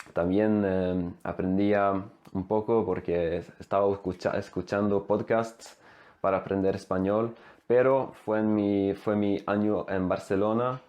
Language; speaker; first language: Spanish; non-native, fluent; Swedish